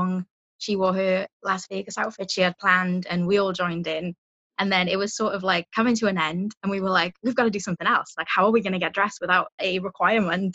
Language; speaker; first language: English; native; English